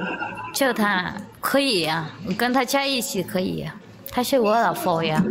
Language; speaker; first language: Chinese; non-native, learner; Vietnamese